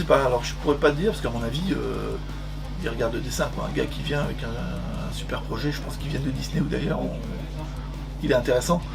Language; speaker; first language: French; native; French